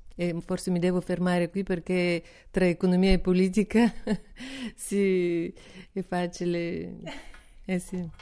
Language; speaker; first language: Italian; non-native, fluent; Bulgarian